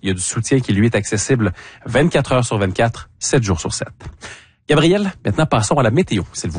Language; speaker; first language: French; native; French